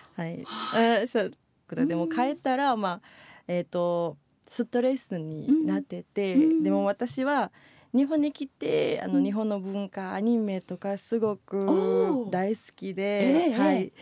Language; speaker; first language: Japanese; non-native, learner; Indonesian